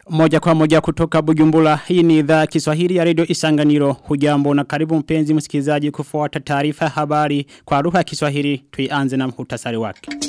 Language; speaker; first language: Swahili; non-native, local second language; Rundi